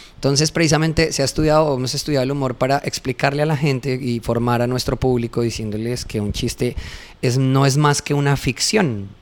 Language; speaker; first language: Spanish; native; Spanish